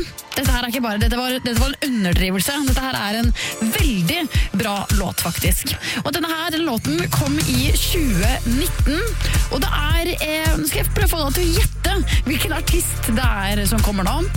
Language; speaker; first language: Norwegian; native; Norwegian